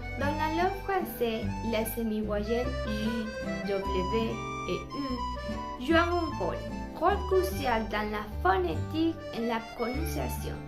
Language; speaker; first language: French; non-native, learner; Spanish